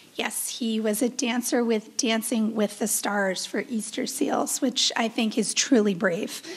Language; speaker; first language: English; native; English